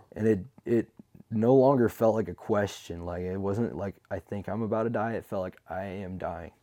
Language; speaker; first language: English; native; English